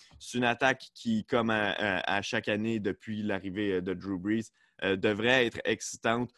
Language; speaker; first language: French; native; French